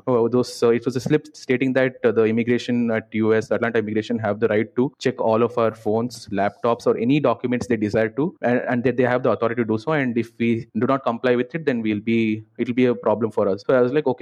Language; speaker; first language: English; non-native, local second language; Kannada